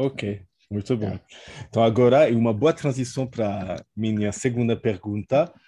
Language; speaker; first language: Portuguese; non-native, fluent; French